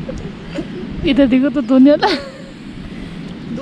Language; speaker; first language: Hindi; non-native, local second language; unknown